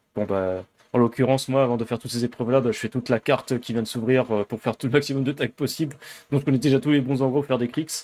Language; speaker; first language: French; native; French